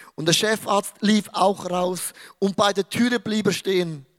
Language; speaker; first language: German; native; German